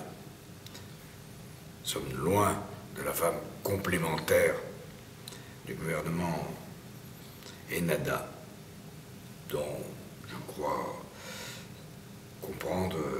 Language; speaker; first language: French; native; French